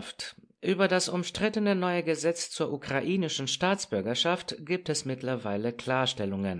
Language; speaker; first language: German; non-native, fluent; Romanian